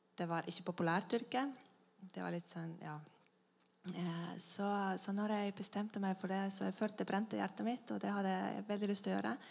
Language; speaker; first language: Norwegian; non-native, fluent; Estonian